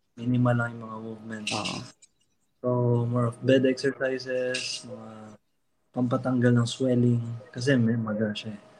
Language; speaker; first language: Filipino; early bilingual, heritage; Filipino